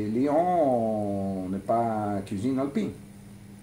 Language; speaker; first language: French; non-native, learner; Italian